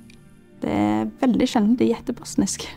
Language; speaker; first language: Norwegian; early bilingual, other home language; Bosnian